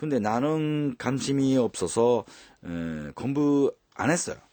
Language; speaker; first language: Korean; non-native, fluent; Japanese